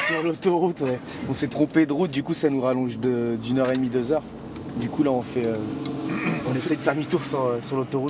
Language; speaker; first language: French; native; French